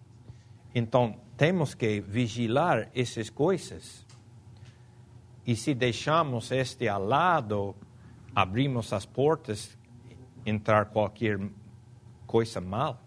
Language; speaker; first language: Portuguese; non-native, fluent; Spanish